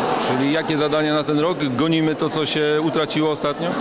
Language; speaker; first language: Polish; native; Polish